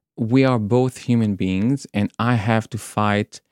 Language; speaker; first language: English; non-native, fluent; Hebrew